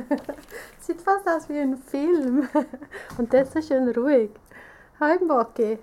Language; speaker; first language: German; native; German